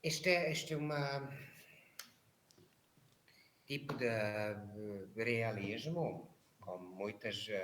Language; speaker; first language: Portuguese; non-native, learner; Hungarian